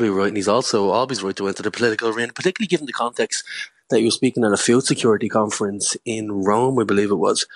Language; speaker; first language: English; native; English